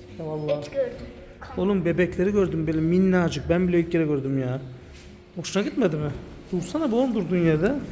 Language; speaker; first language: Turkish; early bilingual, heritage; Turkish